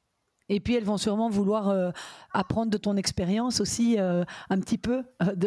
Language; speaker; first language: French; native; French